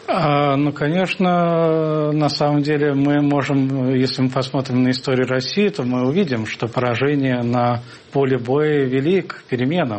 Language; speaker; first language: Russian; native; Russian